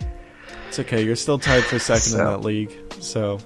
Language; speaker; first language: English; native; English